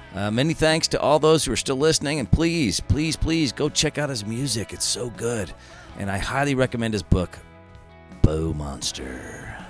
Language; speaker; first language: English; native; English